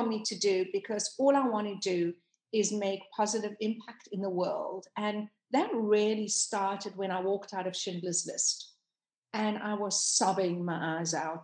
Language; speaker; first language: English; native; English